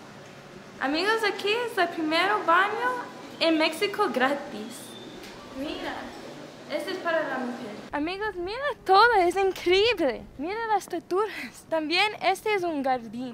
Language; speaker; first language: Spanish; non-native, learner; English